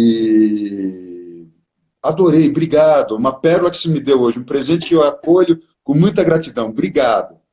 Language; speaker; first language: Portuguese; non-native, fluent; German